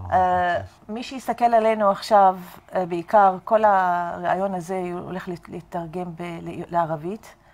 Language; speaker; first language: Hebrew; non-native, fluent; Arabic